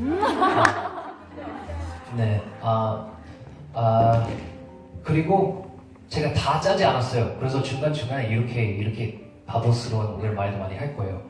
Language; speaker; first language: Korean; non-native, fluent; English